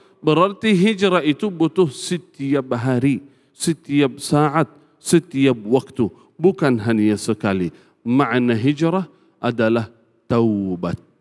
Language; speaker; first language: Malay; non-native, fluent; Arabic